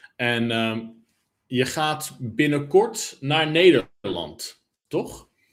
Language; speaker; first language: Dutch; native; Dutch